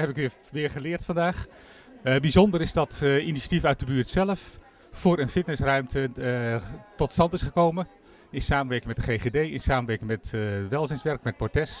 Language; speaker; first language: Dutch; native; Dutch